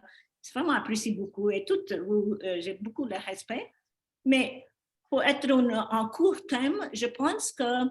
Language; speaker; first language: French; non-native, learner; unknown